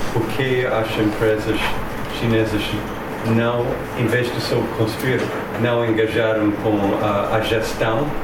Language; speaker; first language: Portuguese; non-native, fluent; English